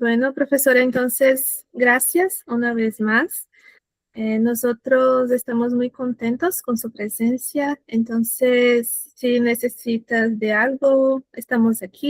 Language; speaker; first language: Spanish; non-native, fluent; Portuguese